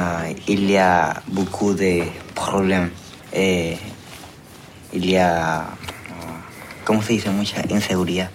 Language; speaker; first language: French; non-native, learner; Spanish